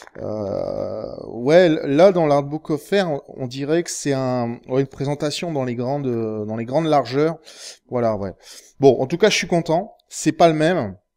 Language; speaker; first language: French; native; French